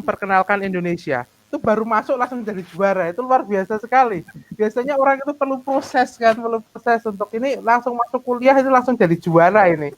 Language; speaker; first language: Indonesian; native; Indonesian